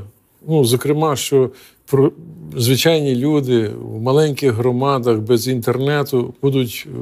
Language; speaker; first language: Ukrainian; native; Ukrainian